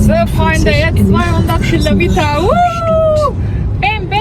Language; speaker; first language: German; non-native, learner; Mongolian